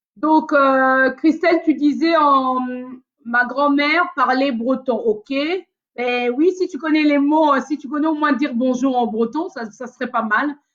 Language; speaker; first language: French; non-native, local second language; Lingala